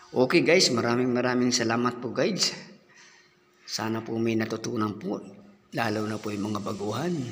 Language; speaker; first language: Filipino; non-native, local second language; Cebuano